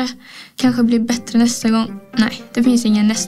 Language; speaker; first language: Swedish; early bilingual, other home language; Azerbaijani